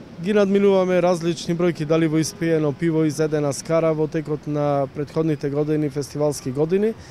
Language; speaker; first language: Macedonian; native; Macedonian